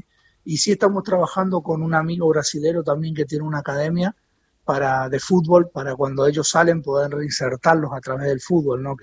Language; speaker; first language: Spanish; native; Spanish